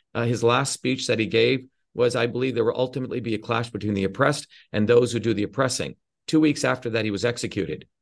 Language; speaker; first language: English; early bilingual, other home language; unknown